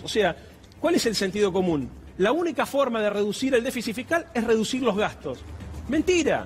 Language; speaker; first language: Spanish; native; Spanish